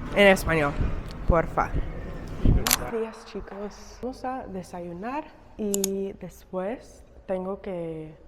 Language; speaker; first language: Spanish; non-native, learner; English